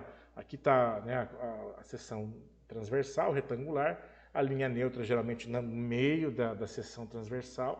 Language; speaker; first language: Portuguese; native; Portuguese